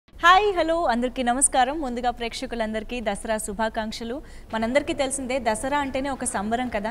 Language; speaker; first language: Telugu; native; Telugu